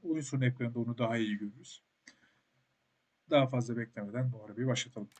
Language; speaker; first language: Turkish; native; Turkish